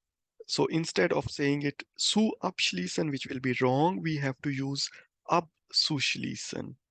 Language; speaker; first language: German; non-native, fluent; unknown